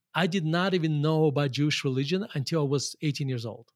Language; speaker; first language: English; non-native, fluent; Russian